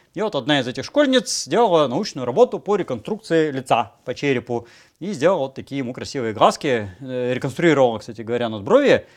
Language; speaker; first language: Russian; native; Russian